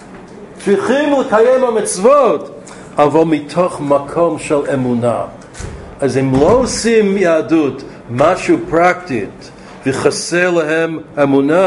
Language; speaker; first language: Hebrew; non-native, fluent; English